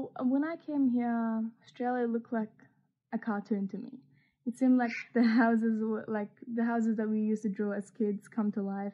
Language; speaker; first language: English; early bilingual, other home language; Persian